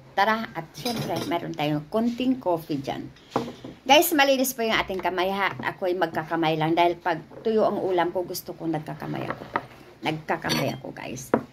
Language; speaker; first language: Filipino; non-native, local second language; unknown